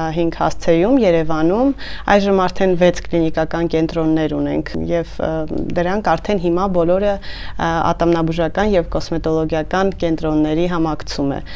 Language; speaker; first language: Armenian; native; Armenian